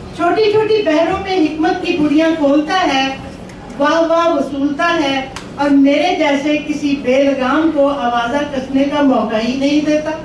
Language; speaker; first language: Urdu; non-native, local second language; Punjabi